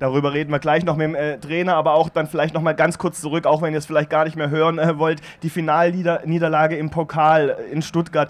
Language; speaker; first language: German; native; German